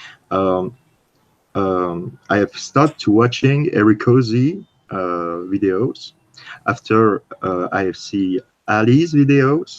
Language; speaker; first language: English; non-native, learner; French